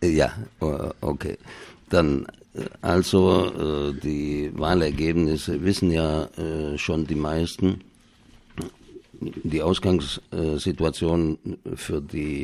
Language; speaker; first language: German; native; German